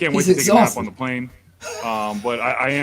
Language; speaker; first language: English; native; English